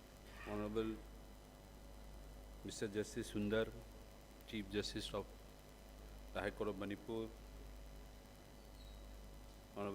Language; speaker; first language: English; non-native, local second language; Manipuri